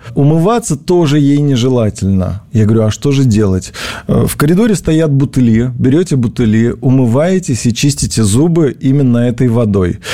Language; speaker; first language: Russian; native; Russian